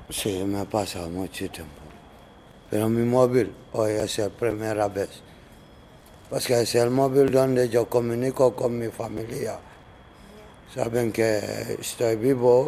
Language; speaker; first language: Spanish; non-native, learner; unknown